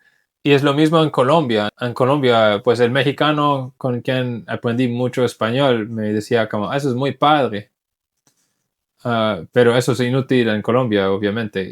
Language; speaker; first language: Spanish; non-native, fluent; English